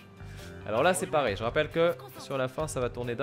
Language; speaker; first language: French; native; French